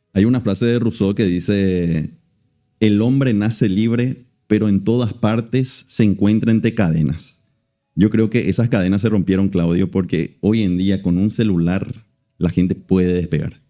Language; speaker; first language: Spanish; native; Spanish